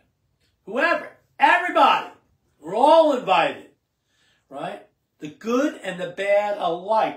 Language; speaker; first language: English; native; English